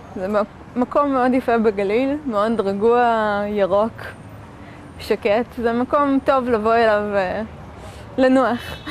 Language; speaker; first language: Hebrew; early bilingual, other home language; Russian